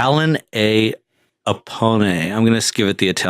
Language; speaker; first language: English; native; English